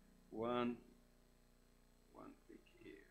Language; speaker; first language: English; non-native, learner; Portuguese